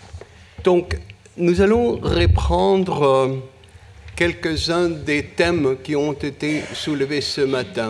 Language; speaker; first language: French; non-native, fluent; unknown